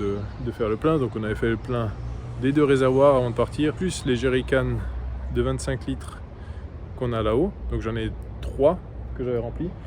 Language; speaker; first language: French; native; French